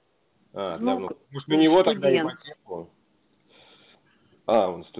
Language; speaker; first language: Russian; native; Russian